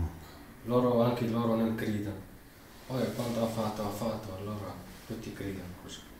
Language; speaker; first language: Italian; non-native, learner; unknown